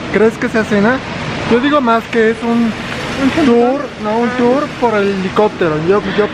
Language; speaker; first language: Spanish; native; Spanish